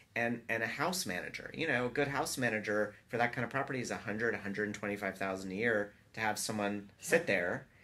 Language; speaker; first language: English; native; English